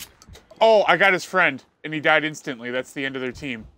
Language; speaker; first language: English; native; English